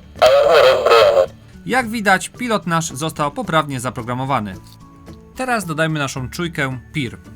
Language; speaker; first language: Polish; native; Polish